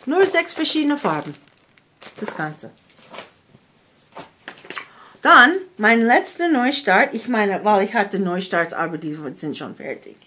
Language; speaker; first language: German; non-native, fluent; English